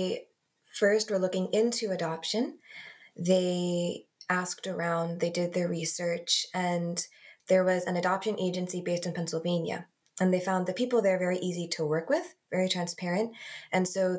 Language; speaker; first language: English; native; English